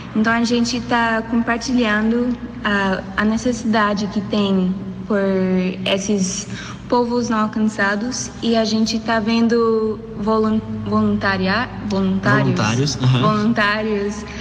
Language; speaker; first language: Portuguese; non-native, learner; English